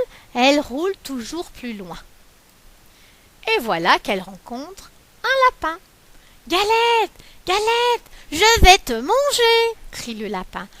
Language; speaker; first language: French; native; French